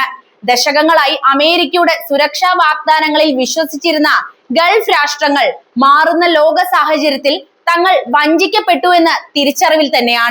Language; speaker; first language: Malayalam; native; Malayalam